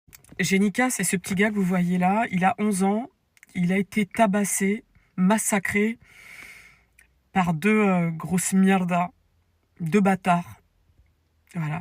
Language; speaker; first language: French; native; French